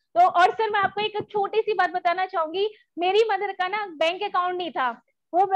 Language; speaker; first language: Hindi; native; Hindi